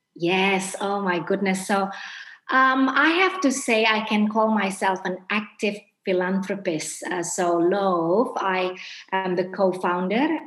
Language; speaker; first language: English; non-native, fluent; Indonesian